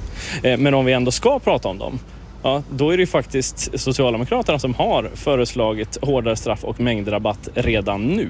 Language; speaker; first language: Swedish; native; Swedish